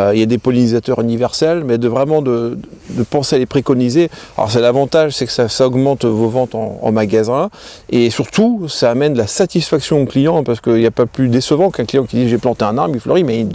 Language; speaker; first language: French; native; French